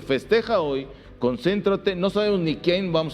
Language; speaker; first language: Spanish; native; Spanish